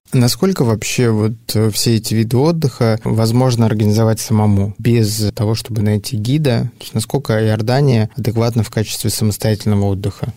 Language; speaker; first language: Russian; native; Russian